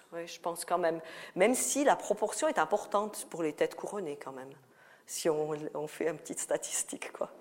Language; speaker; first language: French; native; French